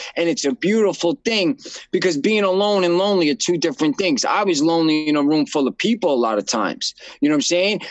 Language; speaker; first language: English; native; English